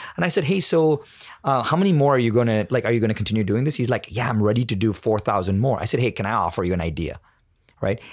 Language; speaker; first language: English; non-native, local second language; Tamil